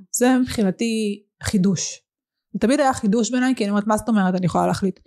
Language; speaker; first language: Hebrew; early bilingual, other home language; Arabic